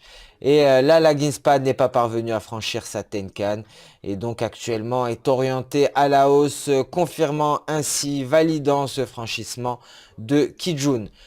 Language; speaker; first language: French; native; French